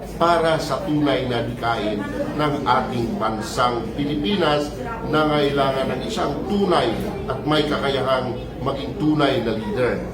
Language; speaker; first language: Filipino; native; Filipino